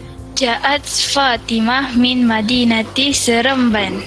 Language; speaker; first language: Arabic; non-native, learner; Malay